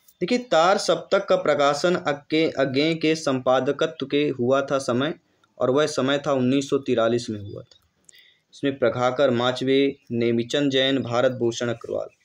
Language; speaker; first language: Hindi; native; Hindi